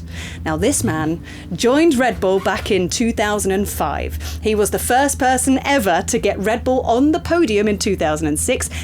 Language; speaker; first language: English; native; English